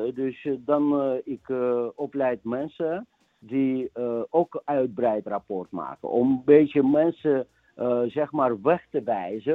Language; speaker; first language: Dutch; non-native, fluent; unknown